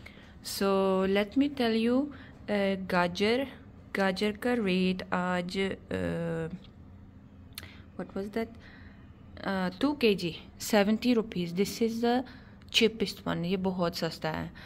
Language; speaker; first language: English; non-native, fluent; Chinese